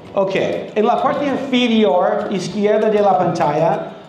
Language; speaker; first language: Spanish; non-native, learner; English